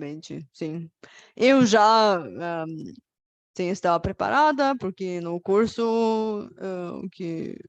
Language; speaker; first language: Portuguese; non-native, fluent; Bulgarian